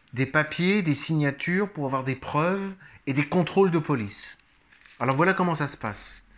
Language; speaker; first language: French; native; French